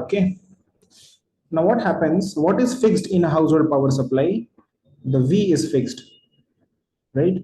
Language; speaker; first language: English; non-native, local second language; Hindi